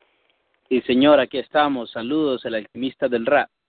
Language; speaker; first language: Spanish; early bilingual, heritage; Spanish